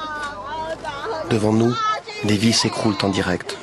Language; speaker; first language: French; native; French